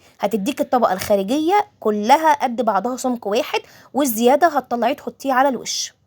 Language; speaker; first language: Arabic; native; Arabic